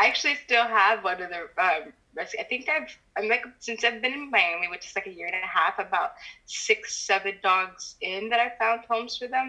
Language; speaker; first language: English; native; English